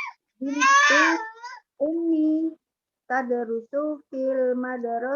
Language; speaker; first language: Arabic; non-native, learner; Indonesian